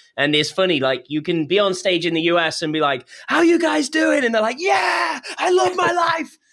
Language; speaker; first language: English; native; English